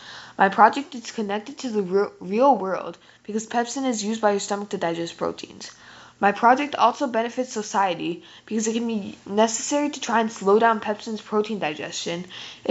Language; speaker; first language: English; native; English